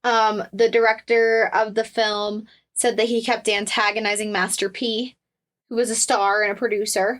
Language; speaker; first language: English; native; English